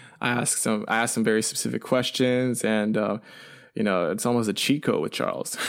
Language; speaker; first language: English; early bilingual, other home language; Chinese